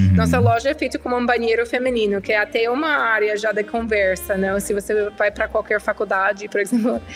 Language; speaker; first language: Portuguese; non-native, fluent; English